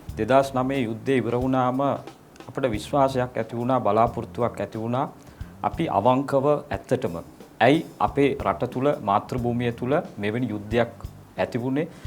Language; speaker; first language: Sinhala; non-native, local second language; Tamil